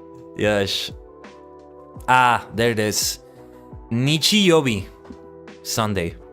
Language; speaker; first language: Japanese; non-native, learner; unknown